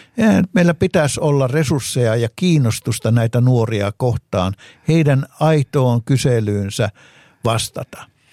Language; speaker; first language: Finnish; native; Finnish